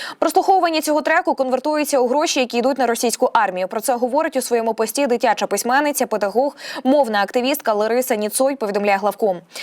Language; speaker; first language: Ukrainian; native; Ukrainian